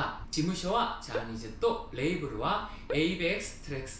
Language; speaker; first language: Japanese; non-native, learner; Korean